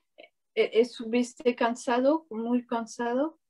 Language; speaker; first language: Spanish; non-native, learner; French